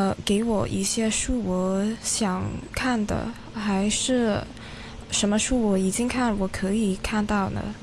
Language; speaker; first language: Chinese; non-native, learner; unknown